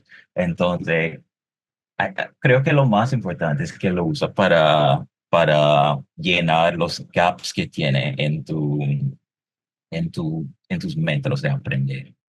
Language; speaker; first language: Spanish; non-native, fluent; English